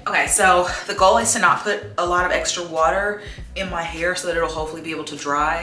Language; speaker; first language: English; native; English